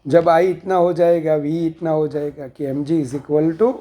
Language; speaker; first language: Hindi; non-native, local second language; Gujarati